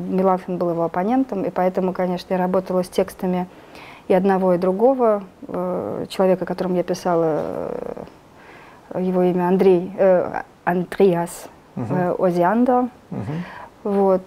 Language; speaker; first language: Russian; native; Russian